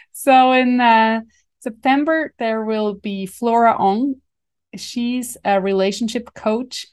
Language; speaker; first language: English; non-native, fluent; German